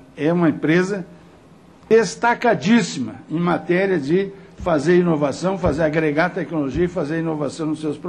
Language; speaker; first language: Portuguese; native; Portuguese